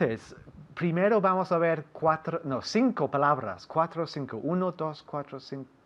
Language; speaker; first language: Spanish; non-native, fluent; English